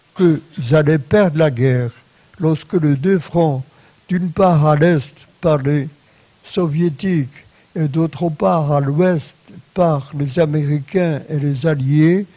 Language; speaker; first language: French; non-native, fluent; Polish